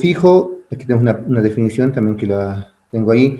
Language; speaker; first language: Spanish; native; Spanish